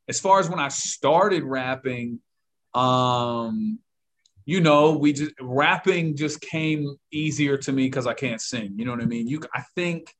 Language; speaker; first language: English; native; English